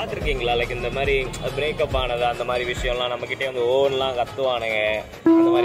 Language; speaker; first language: Tamil; native; Tamil